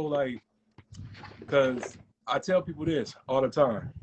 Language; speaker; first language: English; native; English